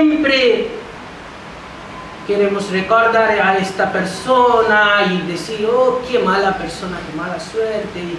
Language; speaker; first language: Spanish; non-native, fluent; Bangla